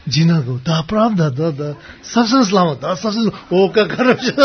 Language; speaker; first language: Russian; non-native, learner; Tibetan